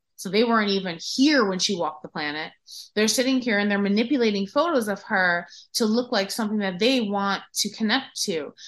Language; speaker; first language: English; native; English